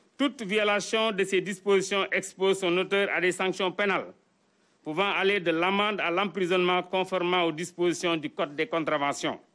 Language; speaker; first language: French; non-native, local second language; Wolof